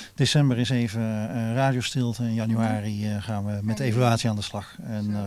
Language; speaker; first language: Dutch; native; Dutch